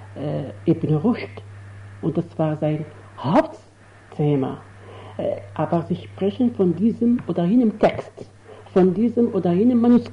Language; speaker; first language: German; non-native, fluent; Arabic